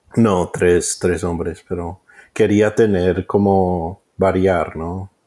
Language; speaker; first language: Spanish; early bilingual, heritage; Spanish